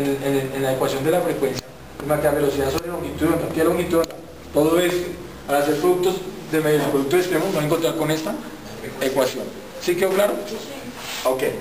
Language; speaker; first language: Spanish; native; Spanish